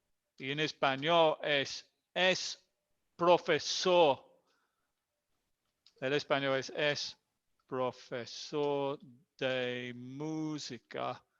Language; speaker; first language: Spanish; non-native, fluent; English